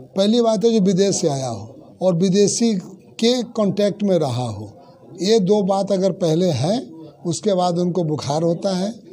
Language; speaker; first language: Hindi; native; Hindi